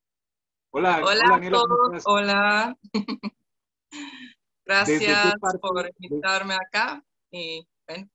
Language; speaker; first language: Spanish; non-native, fluent; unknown